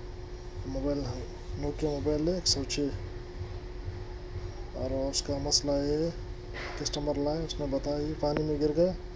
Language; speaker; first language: Hindi; non-native, local second language; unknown